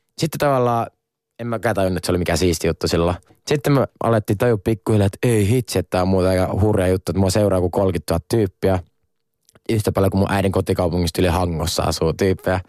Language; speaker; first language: Finnish; non-native, local second language; Swedish